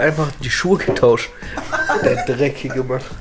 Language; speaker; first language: German; native; German